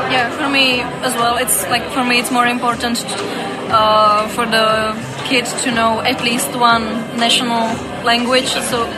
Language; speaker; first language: English; non-native, fluent; Czech